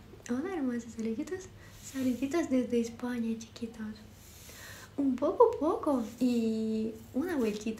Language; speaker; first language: Spanish; non-native, learner; Ukrainian